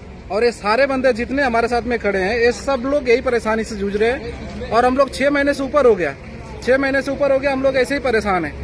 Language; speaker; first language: Hindi; native; Hindi